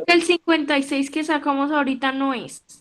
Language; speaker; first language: Spanish; native; Spanish